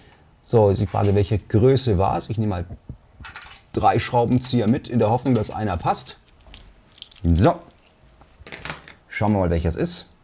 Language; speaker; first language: German; native; German